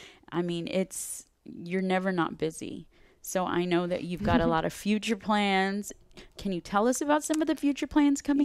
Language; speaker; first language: English; native; English